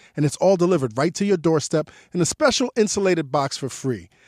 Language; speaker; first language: English; early bilingual, other home language; Haitian Creole